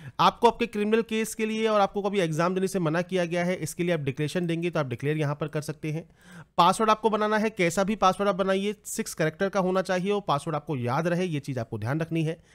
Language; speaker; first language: Hindi; native; Hindi